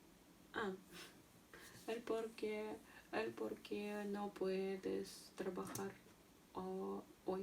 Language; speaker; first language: Spanish; non-native, learner; Russian